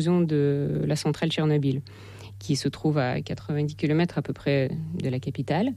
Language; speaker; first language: French; non-native, fluent; Russian